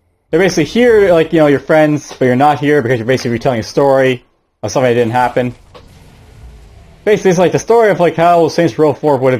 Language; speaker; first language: English; native; English